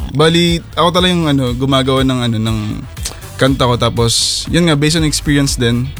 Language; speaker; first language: Filipino; non-native, local second language; Bikol